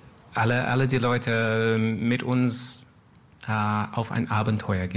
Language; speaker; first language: German; non-native, fluent; English